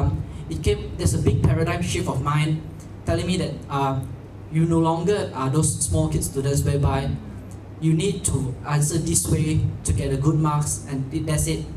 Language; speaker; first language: English; non-native, local second language; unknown